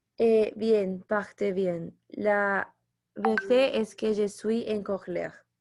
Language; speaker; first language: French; non-native, learner; Spanish